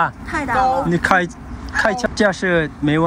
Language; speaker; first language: Chinese; non-native, learner; Korean